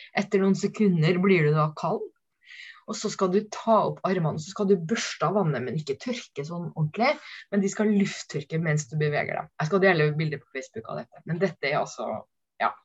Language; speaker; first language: Norwegian; native; Norwegian